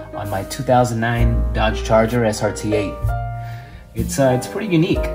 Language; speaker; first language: English; native; English